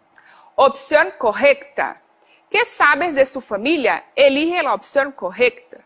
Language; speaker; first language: Spanish; non-native, fluent; Portuguese